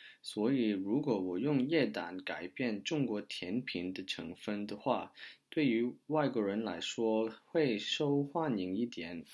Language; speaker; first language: Chinese; non-native, learner; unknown